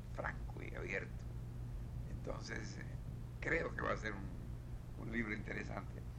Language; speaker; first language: Spanish; native; Spanish